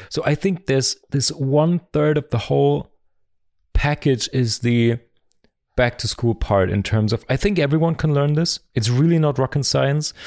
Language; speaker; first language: English; non-native, fluent; German